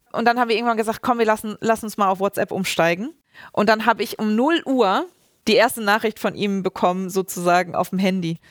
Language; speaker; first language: German; native; German